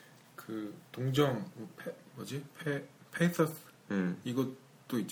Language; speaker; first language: Korean; native; Korean